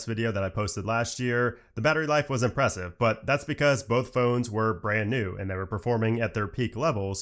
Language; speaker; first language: English; native; English